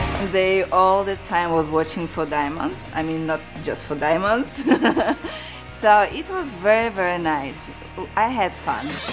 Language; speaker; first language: English; non-native, fluent; Russian